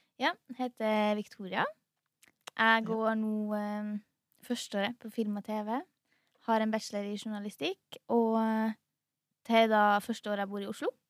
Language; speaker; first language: Norwegian; native; Norwegian